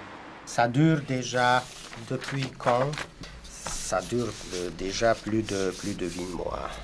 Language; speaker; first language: French; non-native, fluent; Hungarian